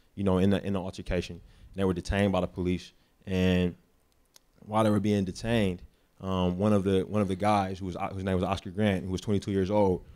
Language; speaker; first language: English; native; English